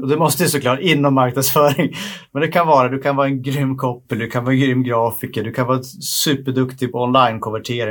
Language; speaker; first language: Swedish; native; Swedish